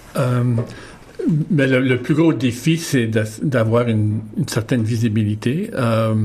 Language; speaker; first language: French; native; French